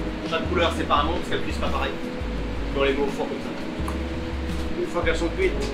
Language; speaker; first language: French; native; French